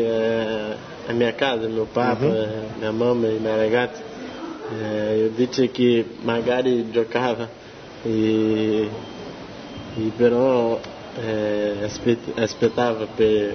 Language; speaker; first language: Italian; non-native, learner; Portuguese